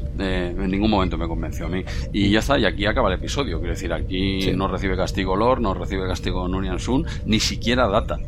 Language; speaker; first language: Spanish; native; Spanish